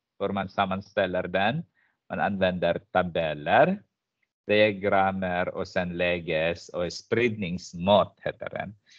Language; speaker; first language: Swedish; non-native, fluent; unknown